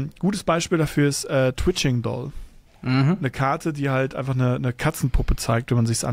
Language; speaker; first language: German; native; German